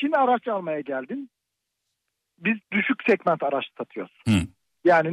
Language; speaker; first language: Turkish; native; Turkish